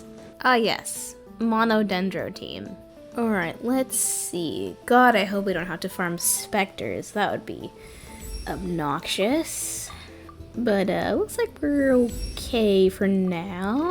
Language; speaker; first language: English; native; English